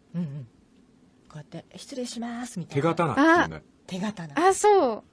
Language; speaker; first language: Japanese; non-native, fluent; English